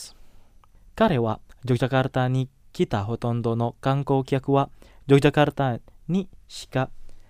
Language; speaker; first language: Japanese; non-native, fluent; Indonesian